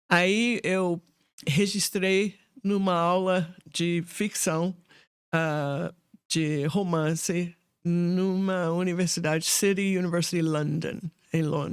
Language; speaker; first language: Portuguese; non-native, fluent; English